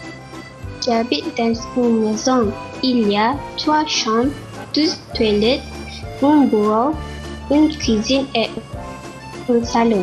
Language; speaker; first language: French; non-native, learner; Malay